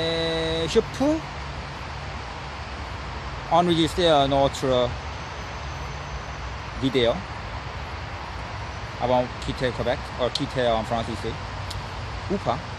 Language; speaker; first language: French; non-native, learner; English